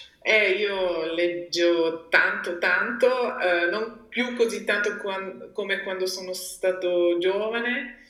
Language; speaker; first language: Italian; non-native, local second language; German